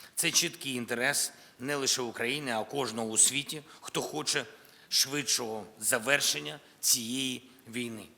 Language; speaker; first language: Ukrainian; non-native, local second language; Russian